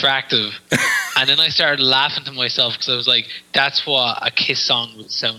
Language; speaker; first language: English; native; English